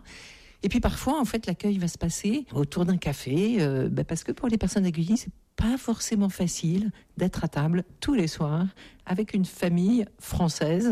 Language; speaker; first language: French; native; French